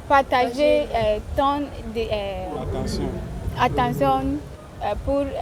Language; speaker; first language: French; non-native, learner; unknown